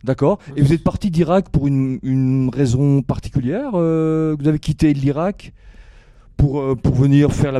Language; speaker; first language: French; native; French